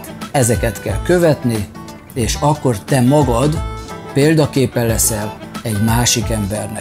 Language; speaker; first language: Hungarian; native; Hungarian